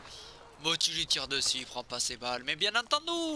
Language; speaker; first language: French; native; French